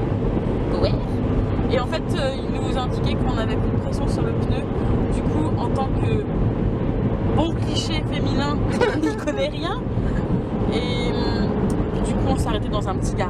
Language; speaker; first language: French; native; French